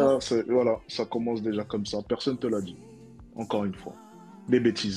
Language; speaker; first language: French; native; French